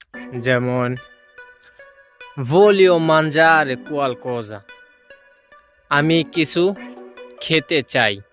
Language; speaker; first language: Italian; non-native, fluent; Bangla